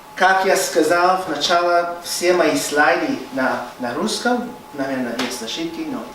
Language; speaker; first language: Russian; non-native, fluent; English